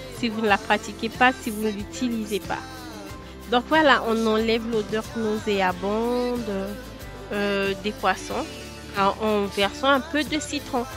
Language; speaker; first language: French; non-native, local second language; Lingala